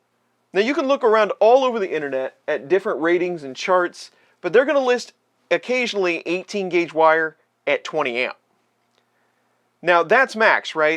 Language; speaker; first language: English; native; English